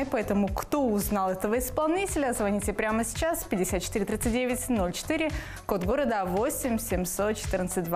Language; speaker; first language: Russian; native; Russian